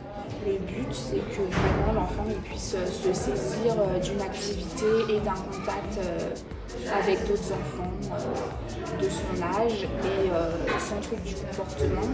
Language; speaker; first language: French; native; French